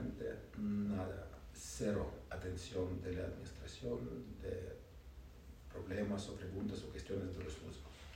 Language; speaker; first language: Spanish; non-native, learner; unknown